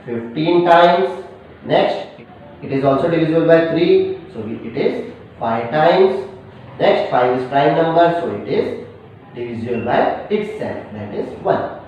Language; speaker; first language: English; non-native, local second language; Hindi